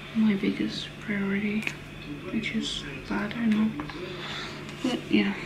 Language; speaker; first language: English; non-native, fluent; Dutch